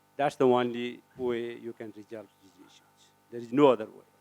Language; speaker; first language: English; non-native, local second language; Nepali